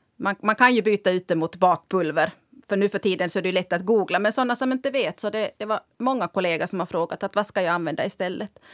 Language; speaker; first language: Swedish; native; Swedish